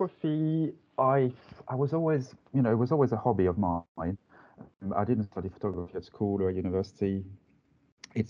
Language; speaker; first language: English; non-native, fluent; French